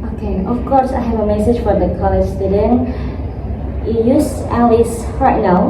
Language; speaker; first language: English; non-native, learner; Indonesian